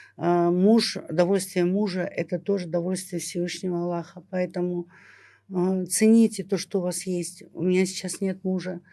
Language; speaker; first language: Russian; native; Russian